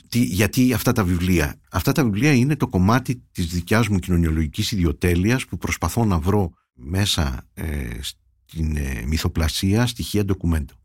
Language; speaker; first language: Greek; early bilingual, heritage; Greek